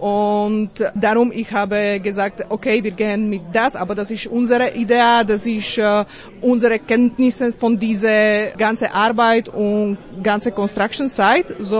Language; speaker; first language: German; non-native, learner; Slovak